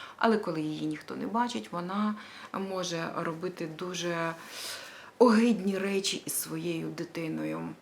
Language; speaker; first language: Ukrainian; non-native, local second language; Russian